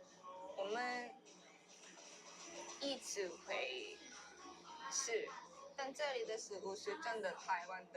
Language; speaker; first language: Chinese; non-native, learner; Korean